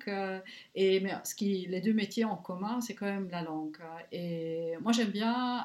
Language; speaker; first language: French; non-native, local second language; Luxembourgish